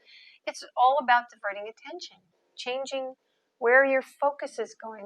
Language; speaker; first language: English; native; English